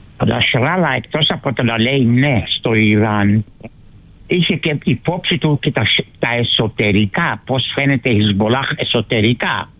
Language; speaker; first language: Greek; early bilingual, heritage; Greek